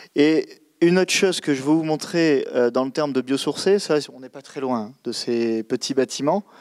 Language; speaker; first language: French; native; French